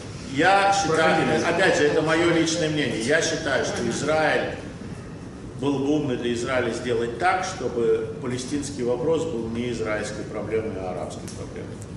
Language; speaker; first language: Russian; early bilingual, other home language; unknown